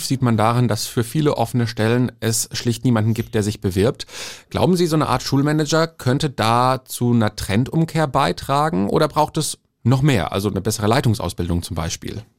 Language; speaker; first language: German; native; German